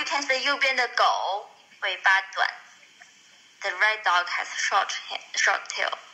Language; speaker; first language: English; non-native, fluent; Chinese